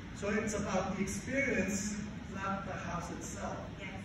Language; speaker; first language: English; non-native, fluent; Spanish